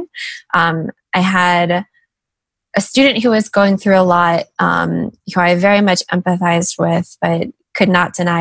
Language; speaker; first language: English; native; English